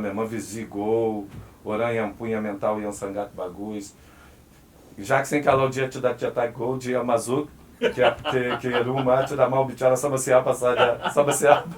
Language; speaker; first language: Indonesian; non-native, fluent; Portuguese